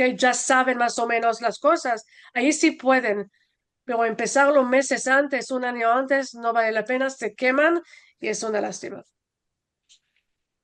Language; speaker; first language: Spanish; non-native, fluent; Hebrew